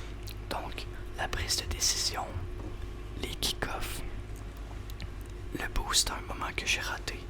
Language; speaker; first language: French; native; French